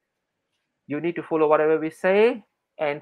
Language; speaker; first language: English; non-native, local second language; Malay